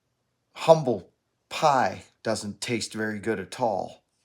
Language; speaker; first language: English; native; English